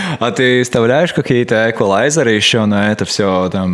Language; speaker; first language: Russian; non-native, local second language; Latvian